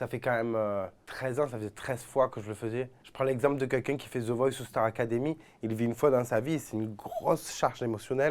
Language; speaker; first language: French; native; French